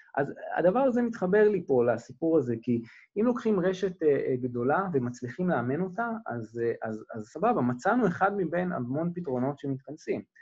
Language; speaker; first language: Hebrew; native; Hebrew